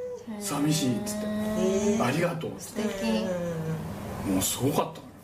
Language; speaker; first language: Japanese; native; Japanese